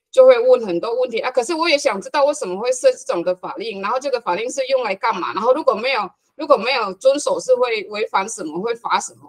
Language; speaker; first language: Chinese; non-native, fluent; Hakka Chinese